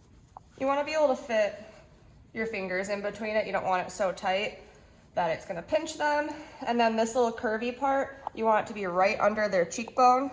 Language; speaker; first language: English; native; English